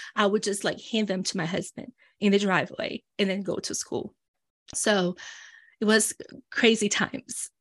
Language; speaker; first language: English; early bilingual, other home language; Portuguese